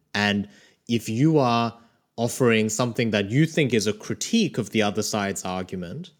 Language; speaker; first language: English; early bilingual, other home language; Korean